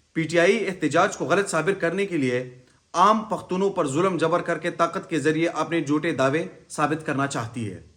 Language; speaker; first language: Urdu; non-native, local second language; Pashto